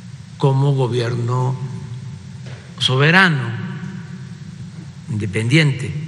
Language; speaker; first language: Spanish; native; Spanish